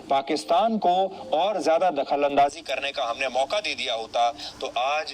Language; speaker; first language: Hindi; native; Hindi